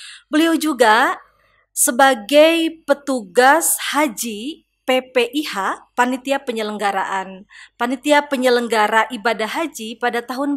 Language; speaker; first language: Indonesian; native; Indonesian